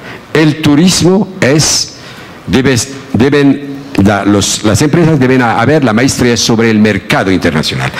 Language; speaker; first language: Spanish; non-native, fluent; Arabic